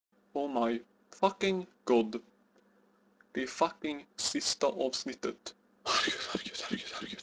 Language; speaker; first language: Swedish; native; Swedish